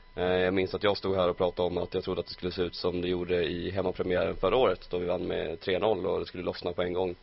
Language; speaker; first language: Swedish; native; Swedish